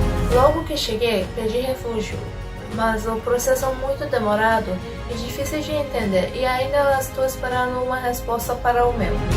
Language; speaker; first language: Portuguese; non-native, fluent; Persian